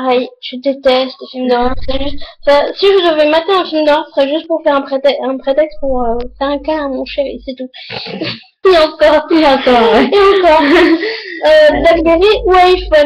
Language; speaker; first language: French; native; French